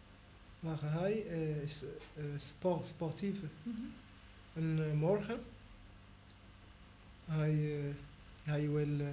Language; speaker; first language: Dutch; non-native, learner; Arabic